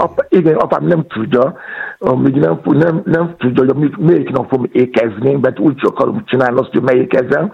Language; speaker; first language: Hungarian; non-native, learner; Yoruba